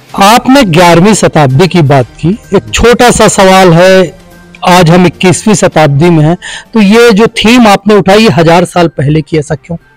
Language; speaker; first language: Hindi; native; Hindi